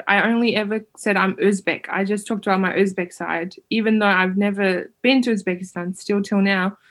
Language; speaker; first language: English; early bilingual, other home language; Uyghur